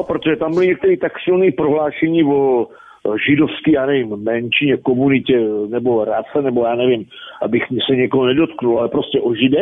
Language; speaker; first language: Czech; native; Czech